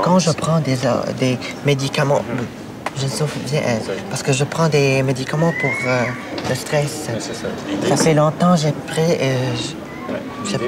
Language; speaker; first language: French; non-native, learner; Arabic